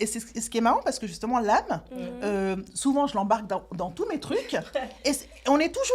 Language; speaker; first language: French; native; French